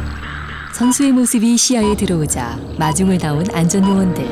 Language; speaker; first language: Korean; native; Korean